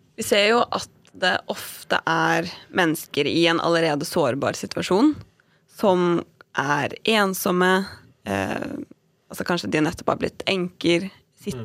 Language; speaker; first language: Norwegian; native; Norwegian